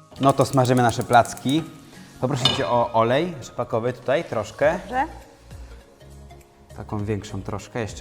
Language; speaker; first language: Polish; native; Polish